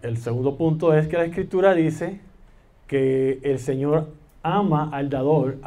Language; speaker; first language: Spanish; native; Spanish